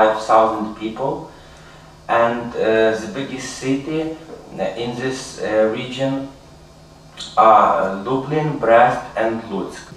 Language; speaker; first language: English; non-native, learner; Ukrainian